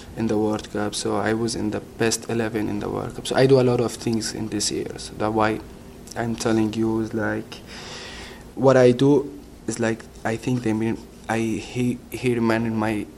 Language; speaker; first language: English; non-native, learner; Arabic